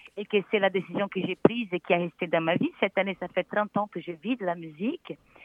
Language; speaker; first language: French; non-native, fluent; Portuguese